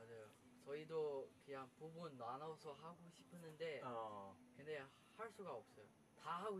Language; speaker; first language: Korean; non-native, learner; Chinese